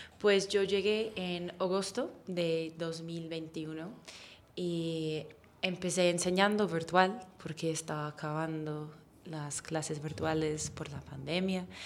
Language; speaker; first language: Spanish; non-native, fluent; English